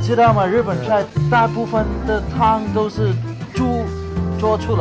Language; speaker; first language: Chinese; non-native, learner; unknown